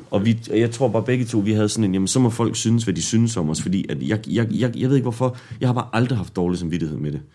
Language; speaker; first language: Danish; native; Danish